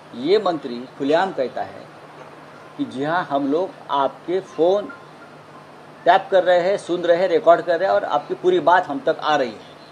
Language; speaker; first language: Hindi; non-native, local second language; Marathi